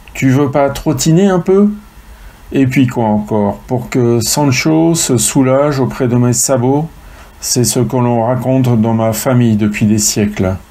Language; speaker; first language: French; native; French